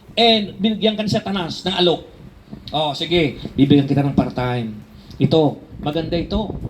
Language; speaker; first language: Filipino; native; Filipino